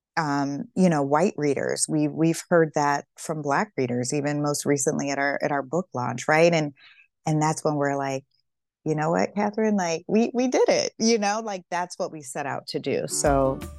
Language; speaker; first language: English; native; English